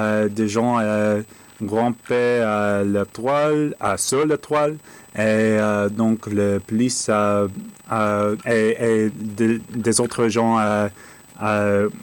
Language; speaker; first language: French; non-native, learner; English